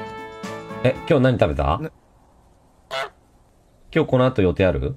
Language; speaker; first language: Japanese; native; Japanese